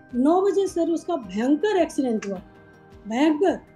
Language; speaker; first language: Hindi; native; Hindi